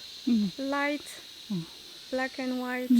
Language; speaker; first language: Korean; non-native, learner; French